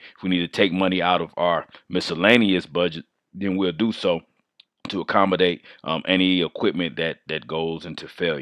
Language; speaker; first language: English; native; English